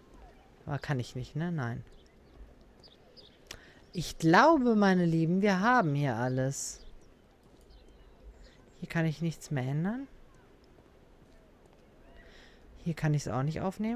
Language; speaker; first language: German; native; German